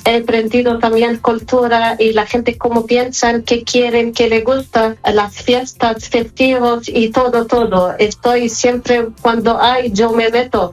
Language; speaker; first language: Spanish; non-native, fluent; Arabic